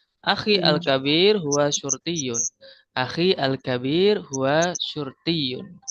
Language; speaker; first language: Arabic; non-native, fluent; Indonesian